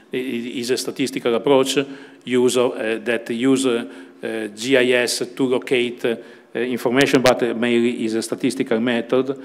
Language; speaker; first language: English; non-native, fluent; Italian